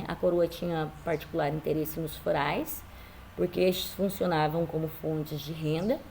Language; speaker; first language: Portuguese; native; Portuguese